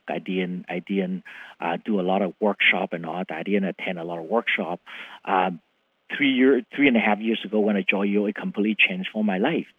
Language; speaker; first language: English; non-native, fluent; Vietnamese